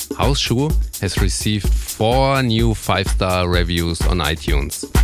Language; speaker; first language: English; non-native, fluent; German